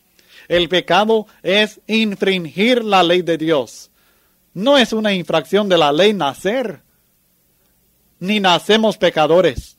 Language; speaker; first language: Spanish; native; Spanish